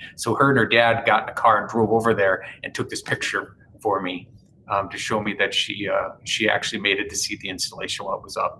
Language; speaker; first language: English; native; English